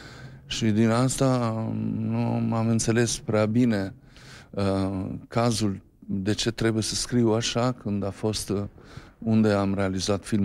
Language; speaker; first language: Romanian; non-native, fluent; Albanian